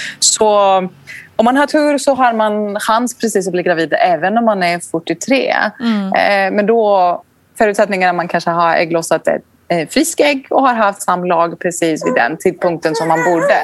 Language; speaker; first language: Swedish; non-native, fluent; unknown